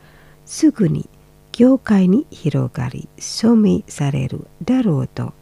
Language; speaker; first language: Japanese; non-native, fluent; Indonesian